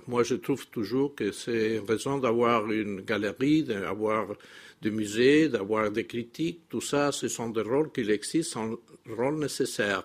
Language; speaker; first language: French; non-native, fluent; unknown